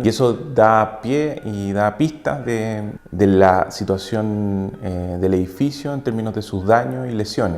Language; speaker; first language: Spanish; native; Spanish